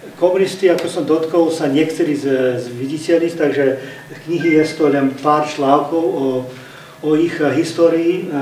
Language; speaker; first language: Slovak; early bilingual, heritage; Slovak